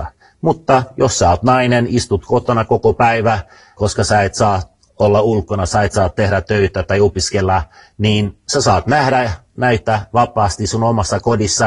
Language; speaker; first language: Finnish; non-native, fluent; Swedish